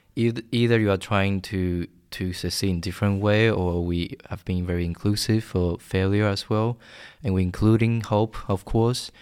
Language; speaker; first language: English; non-native, fluent; Chinese